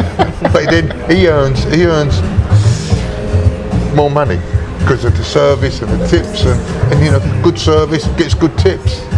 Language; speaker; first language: English; native; English